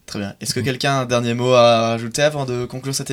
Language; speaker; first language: French; native; French